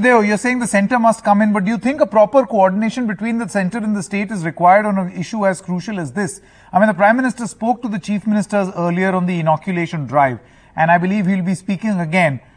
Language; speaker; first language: English; non-native, local second language; Hindi